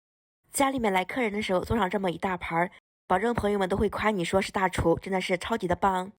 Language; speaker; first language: Chinese; native; Chinese